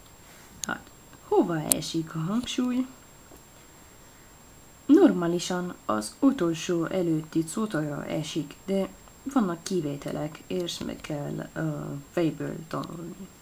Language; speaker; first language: Hungarian; non-native, learner; Italian